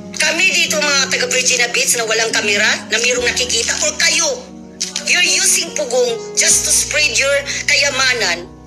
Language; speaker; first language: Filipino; non-native, local second language; Cebuano